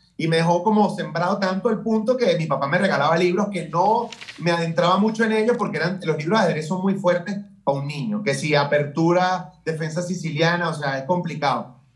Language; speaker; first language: Spanish; native; Spanish